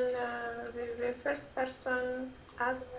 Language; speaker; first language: English; non-native, learner; French